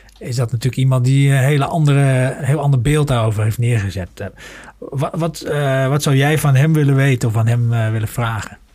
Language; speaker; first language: Dutch; native; Dutch